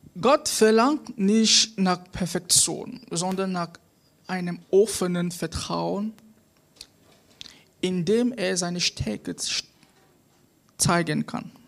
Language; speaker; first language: German; non-native, fluent; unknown